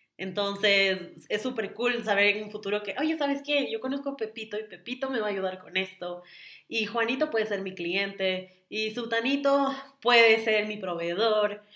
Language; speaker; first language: Spanish; native; Spanish